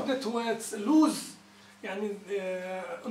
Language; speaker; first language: Arabic; native; Arabic